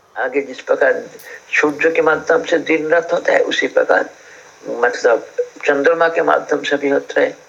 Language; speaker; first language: Hindi; native; Hindi